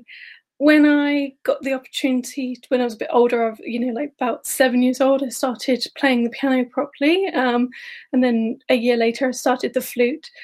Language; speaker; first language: English; native; English